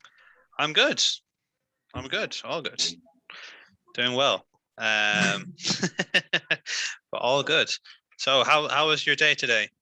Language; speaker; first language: English; non-native, fluent; Spanish